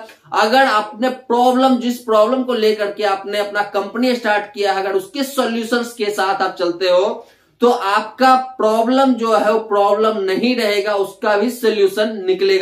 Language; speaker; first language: Hindi; native; Hindi